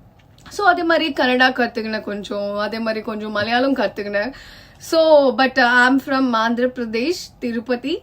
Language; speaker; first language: Tamil; non-native, learner; Telugu